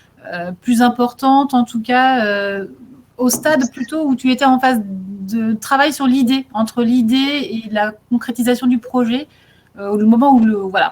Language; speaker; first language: French; native; French